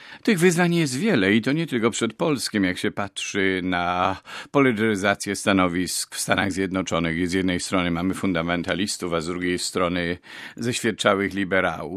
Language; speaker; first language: Polish; native; Polish